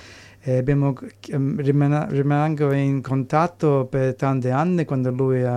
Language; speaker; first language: Italian; early bilingual, heritage; English